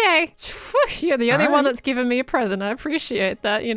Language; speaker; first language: English; native; English